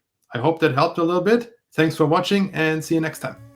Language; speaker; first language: English; non-native, fluent; German